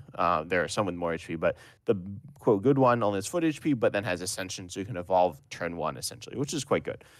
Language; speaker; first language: English; native; English